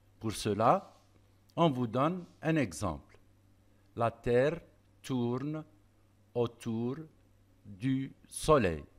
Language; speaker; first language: French; non-native, local second language; Arabic